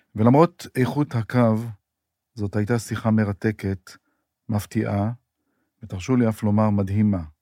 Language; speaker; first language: Hebrew; native; Hebrew